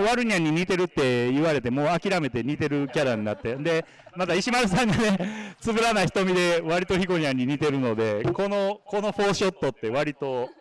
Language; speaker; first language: Japanese; native; Japanese